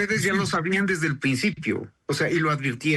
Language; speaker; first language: Spanish; native; Spanish